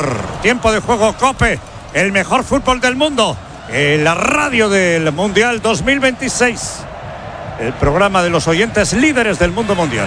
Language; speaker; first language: Spanish; native; Spanish